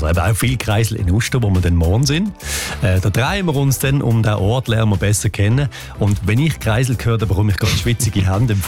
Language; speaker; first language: German; native; German